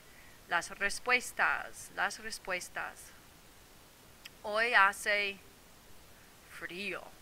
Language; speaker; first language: Spanish; non-native, fluent; English